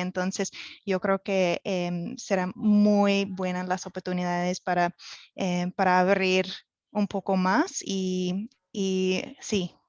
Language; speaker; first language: Spanish; non-native, fluent; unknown